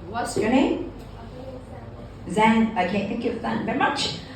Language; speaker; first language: English; non-native, fluent; Vietnamese